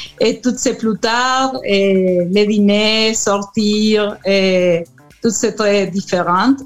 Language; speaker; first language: French; non-native, learner; Spanish